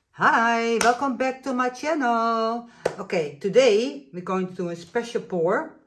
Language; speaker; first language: English; non-native, fluent; Dutch